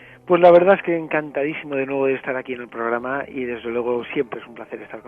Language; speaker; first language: Spanish; native; Spanish